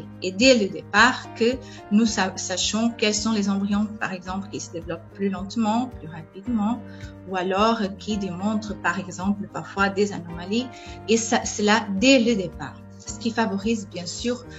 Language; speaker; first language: French; non-native, fluent; Portuguese